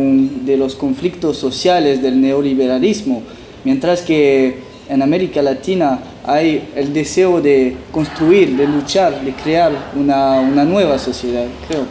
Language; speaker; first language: Spanish; non-native, fluent; French